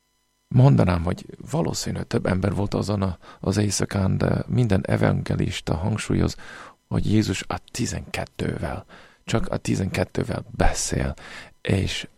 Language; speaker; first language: Hungarian; non-native, fluent; English